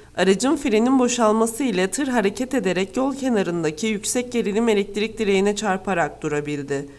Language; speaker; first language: Turkish; native; Turkish